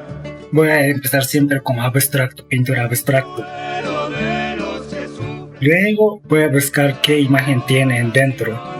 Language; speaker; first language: Spanish; non-native, learner; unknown